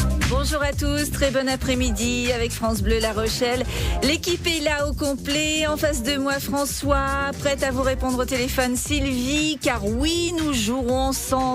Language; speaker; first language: French; native; French